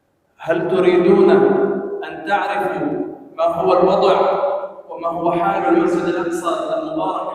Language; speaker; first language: Arabic; native; Arabic